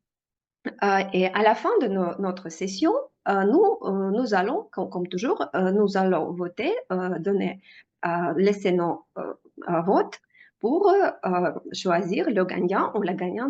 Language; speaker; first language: French; non-native, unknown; Russian